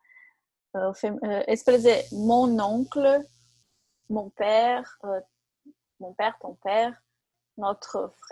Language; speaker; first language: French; non-native, fluent; Portuguese